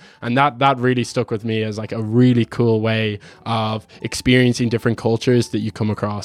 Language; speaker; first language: English; native; English